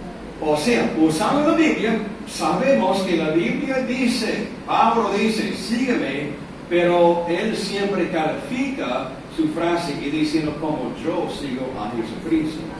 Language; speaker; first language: Spanish; non-native, fluent; English